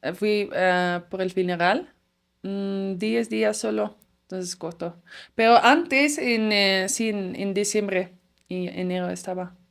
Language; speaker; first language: Spanish; non-native, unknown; Dutch